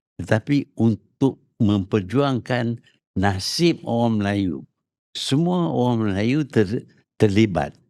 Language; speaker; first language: Malay; native; Malay